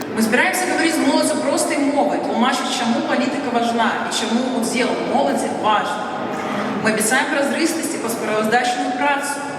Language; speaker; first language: Belarusian; non-native, local second language; Russian